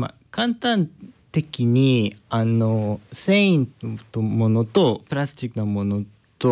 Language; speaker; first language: Japanese; non-native, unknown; Spanish